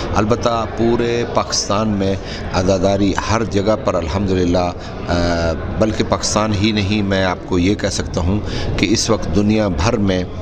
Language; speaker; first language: Urdu; non-native, local second language; Punjabi